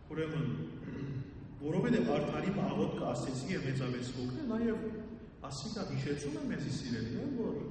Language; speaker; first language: Armenian; early bilingual, heritage; Armenian